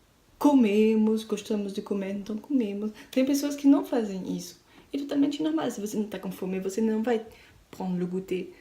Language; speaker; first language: Portuguese; non-native, learner; French